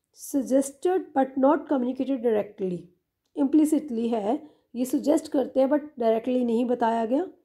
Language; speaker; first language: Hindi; non-native, local second language; Punjabi